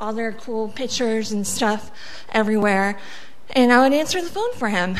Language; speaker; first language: English; early bilingual, other home language; Spanish